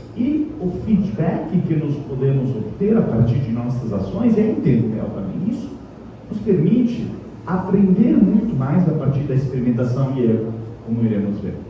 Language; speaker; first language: Portuguese; non-native, fluent; Italian